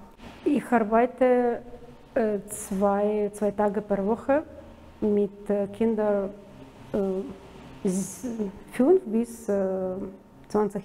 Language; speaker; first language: German; non-native, learner; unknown